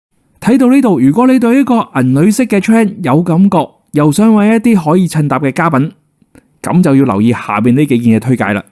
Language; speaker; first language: Cantonese; native; Cantonese